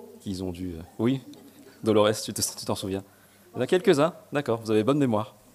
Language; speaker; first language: French; non-native, local second language; Malagasy